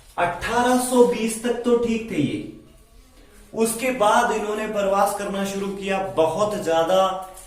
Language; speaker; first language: Hindi; native; Hindi